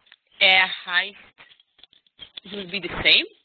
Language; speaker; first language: German; non-native, learner; Hebrew